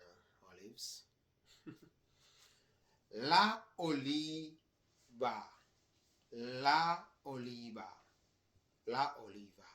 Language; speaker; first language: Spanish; non-native, learner; English